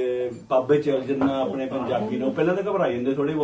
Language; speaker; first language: Punjabi; non-native, fluent; English